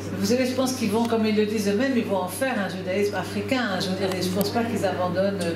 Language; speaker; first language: French; native; French